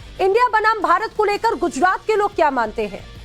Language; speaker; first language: Hindi; native; Hindi